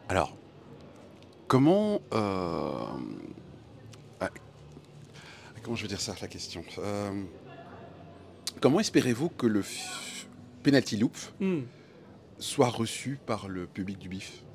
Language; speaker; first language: French; native; French